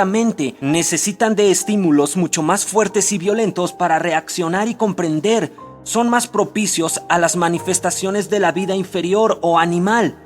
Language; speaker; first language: Spanish; native; Spanish